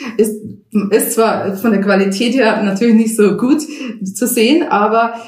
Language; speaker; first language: German; native; German